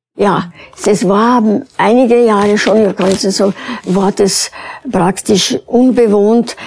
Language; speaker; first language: German; early bilingual, other home language; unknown